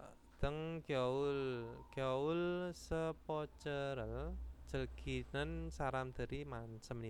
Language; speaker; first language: Korean; non-native, fluent; Indonesian